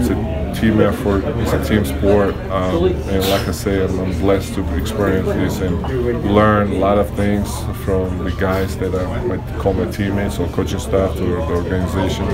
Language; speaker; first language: English; non-native, fluent; Georgian